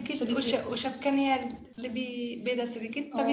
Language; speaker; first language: Indonesian; non-native, learner; Arabic